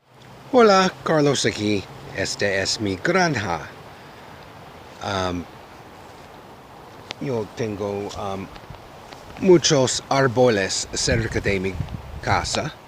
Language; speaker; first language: Spanish; non-native, learner; English